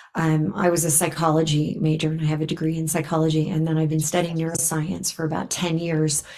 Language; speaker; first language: English; native; English